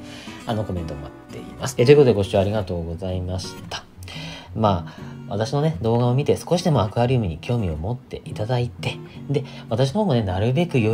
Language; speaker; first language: Japanese; native; Japanese